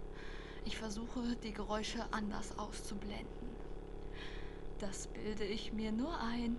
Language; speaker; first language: German; native; German